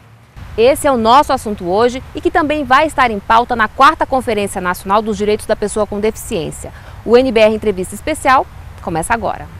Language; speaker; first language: Portuguese; native; Portuguese